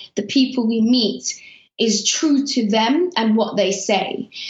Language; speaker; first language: English; early bilingual, other home language; Persian